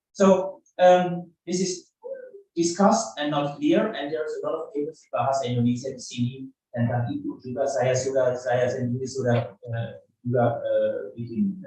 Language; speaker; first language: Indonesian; non-native, learner; German